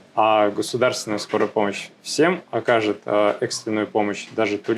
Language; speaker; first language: Russian; native; Russian